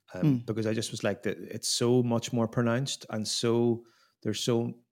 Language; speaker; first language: English; native; English